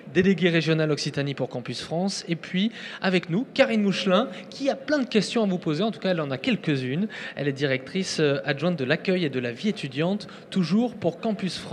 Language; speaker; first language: French; native; French